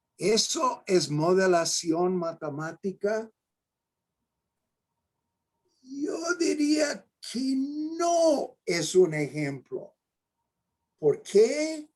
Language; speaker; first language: Spanish; non-native, fluent; English